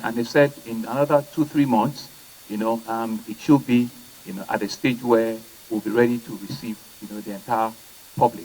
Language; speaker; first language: English; non-native, local second language; Yoruba